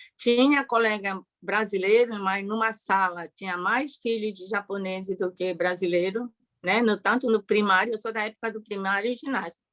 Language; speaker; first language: Portuguese; early bilingual, other home language; Japanese